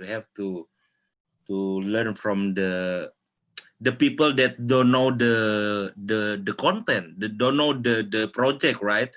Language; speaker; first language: English; non-native, local second language; Indonesian